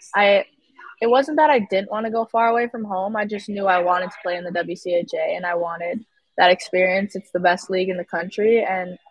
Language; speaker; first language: English; native; English